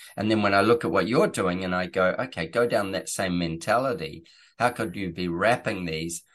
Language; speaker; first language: English; native; English